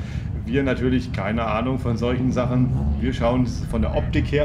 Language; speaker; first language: German; native; German